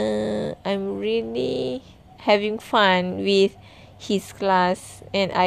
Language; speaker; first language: English; non-native, learner; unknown